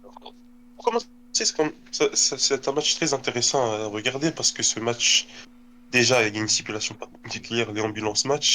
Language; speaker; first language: French; native; French